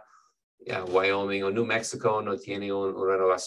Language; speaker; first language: Spanish; non-native, fluent; English